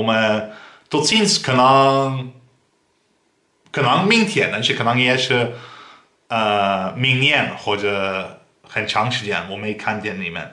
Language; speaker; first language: Chinese; non-native, fluent; Dutch